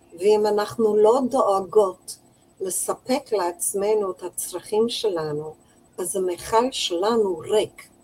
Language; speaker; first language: Hebrew; non-native, fluent; English